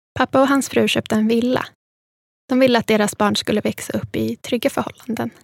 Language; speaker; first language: Swedish; early bilingual, other home language; Spanish